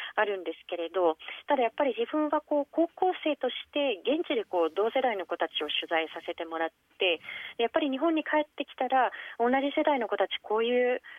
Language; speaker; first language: Japanese; native; Japanese